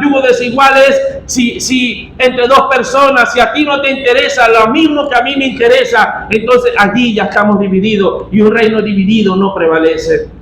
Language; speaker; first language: Spanish; native; Spanish